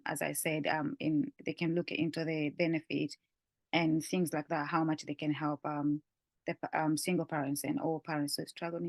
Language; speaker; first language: English; non-native, fluent; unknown